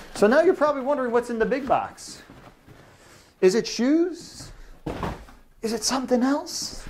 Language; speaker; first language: English; native; English